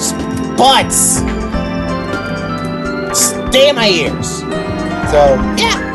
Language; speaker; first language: English; native; English